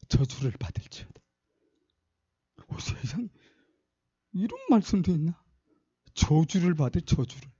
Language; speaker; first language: Korean; native; Korean